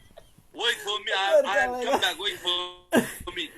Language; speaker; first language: English; non-native, learner; Arabic